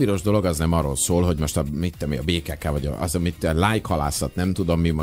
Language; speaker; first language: Hungarian; native; Hungarian